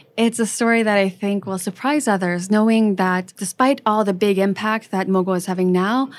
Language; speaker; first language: English; early bilingual, other home language; French